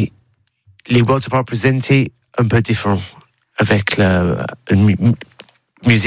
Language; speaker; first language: French; non-native, learner; English